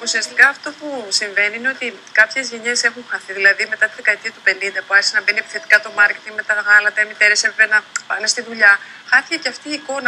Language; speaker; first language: Greek; native; Greek